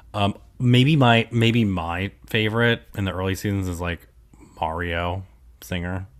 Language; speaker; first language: English; native; English